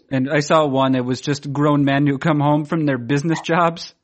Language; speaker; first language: English; native; English